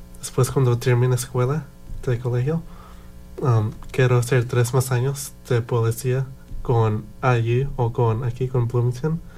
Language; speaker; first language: Spanish; early bilingual, heritage; Spanish